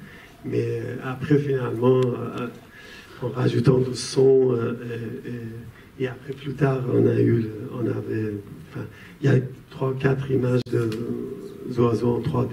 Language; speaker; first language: French; non-native, fluent; Persian